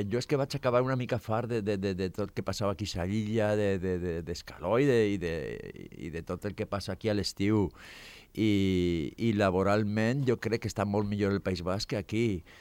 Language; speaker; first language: Catalan; non-native, fluent; Basque